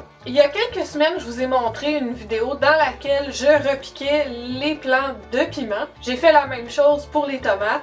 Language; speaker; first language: French; native; French